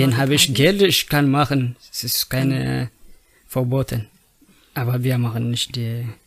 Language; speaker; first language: German; non-native, learner; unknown